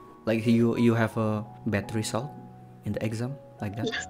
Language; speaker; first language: English; non-native, learner; Indonesian